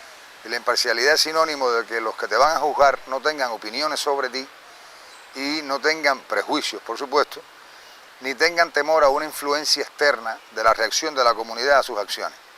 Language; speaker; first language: Spanish; native; Spanish